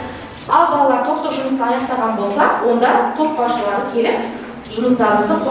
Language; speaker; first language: Kazakh; native; Kazakh